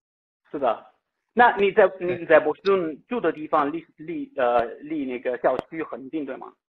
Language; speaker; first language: Chinese; non-native, fluent; Italian